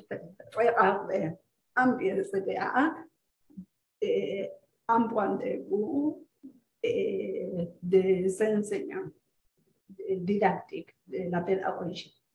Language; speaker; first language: French; non-native, fluent; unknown